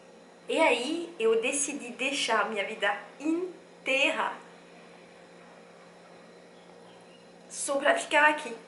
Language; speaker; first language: Portuguese; non-native, fluent; French